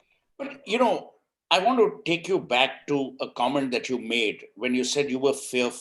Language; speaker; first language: English; non-native, local second language; Hindi